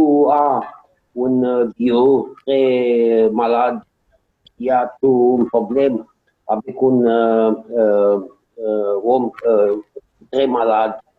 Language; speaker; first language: French; non-native, learner; Romanian